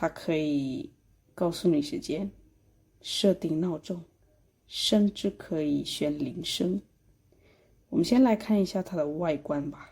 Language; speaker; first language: Chinese; non-native, fluent; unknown